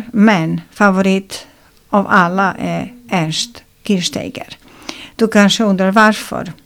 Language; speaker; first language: Swedish; non-native, fluent; Serbian